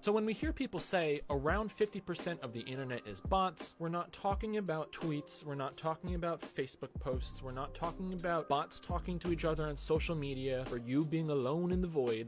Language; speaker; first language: English; native; English